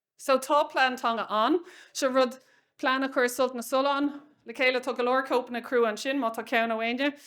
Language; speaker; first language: Irish; non-native, local second language; English